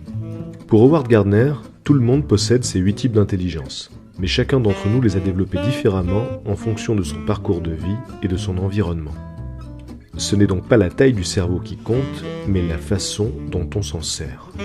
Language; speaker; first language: French; native; French